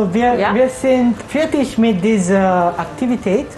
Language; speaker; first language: German; non-native, learner; Malay